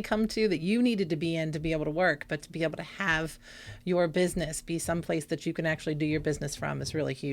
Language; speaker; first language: English; native; English